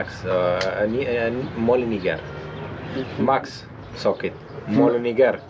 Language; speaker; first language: English; non-native, learner; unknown